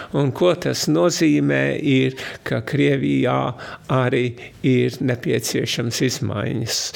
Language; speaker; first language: Latvian; early bilingual, heritage; Latvian